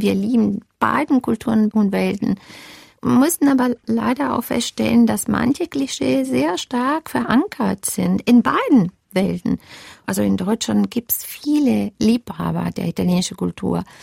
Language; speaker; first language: German; non-native, fluent; Italian